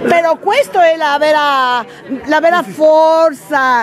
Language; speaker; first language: Italian; non-native, learner; Spanish